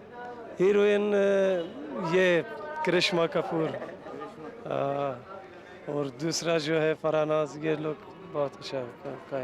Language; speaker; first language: Hindi; non-native, fluent; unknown